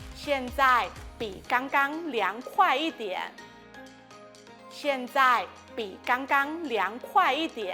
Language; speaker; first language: Chinese; non-native, learner; Thai